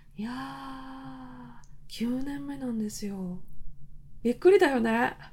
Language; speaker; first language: Japanese; native; Japanese